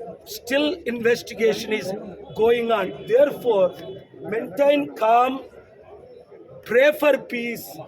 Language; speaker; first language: English; non-native, local second language; Telugu